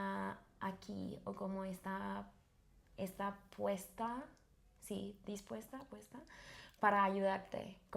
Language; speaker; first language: Spanish; non-native, fluent; English